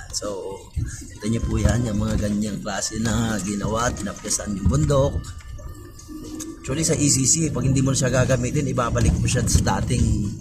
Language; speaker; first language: Filipino; non-native, local second language; Iloko